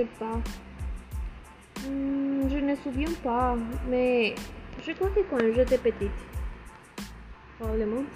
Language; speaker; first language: French; non-native, learner; Spanish